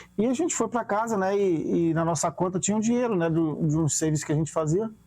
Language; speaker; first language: Portuguese; native; Portuguese